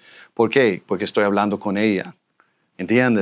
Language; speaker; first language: Spanish; non-native, fluent; English